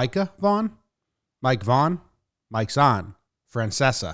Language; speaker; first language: English; native; English